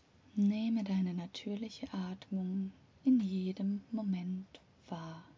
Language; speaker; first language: German; native; German